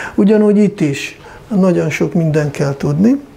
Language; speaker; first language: Hungarian; non-native, fluent; Russian